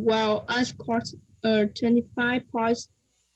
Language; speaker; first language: English; non-native, learner; Vietnamese